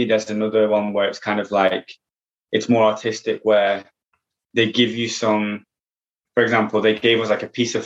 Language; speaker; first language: English; native; English